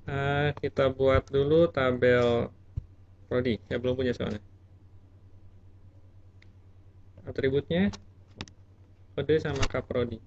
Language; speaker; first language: Indonesian; native; Indonesian